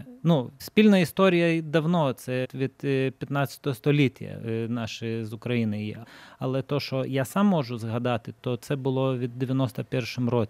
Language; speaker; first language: Ukrainian; non-native, fluent; Lithuanian